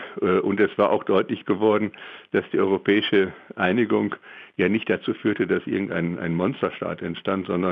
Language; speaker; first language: German; native; German